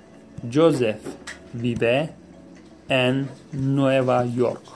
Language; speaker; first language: Spanish; non-native, learner; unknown